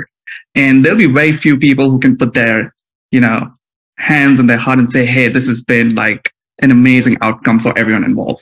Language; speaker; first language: English; non-native, local second language; Hindi